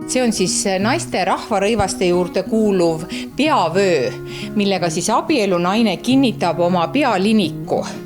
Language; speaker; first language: Estonian; native; Estonian